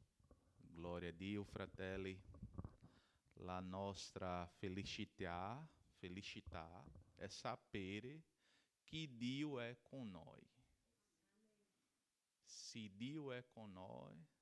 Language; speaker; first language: Italian; non-native, learner; Portuguese